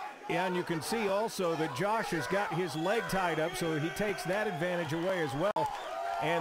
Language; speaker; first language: English; native; English